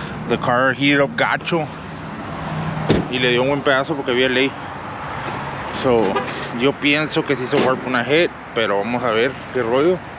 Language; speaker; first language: Spanish; early bilingual, heritage; Spanish